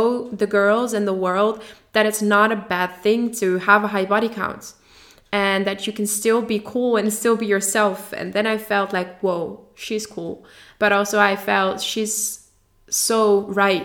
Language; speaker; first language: English; non-native, fluent; Dutch